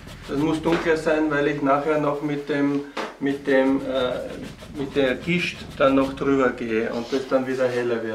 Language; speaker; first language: German; native; German